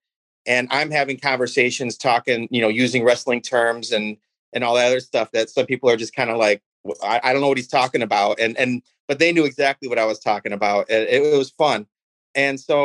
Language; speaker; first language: English; native; English